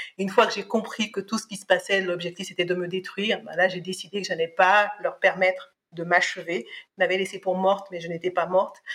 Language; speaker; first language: French; early bilingual, other home language; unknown